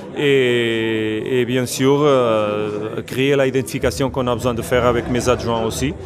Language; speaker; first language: French; non-native, fluent; Portuguese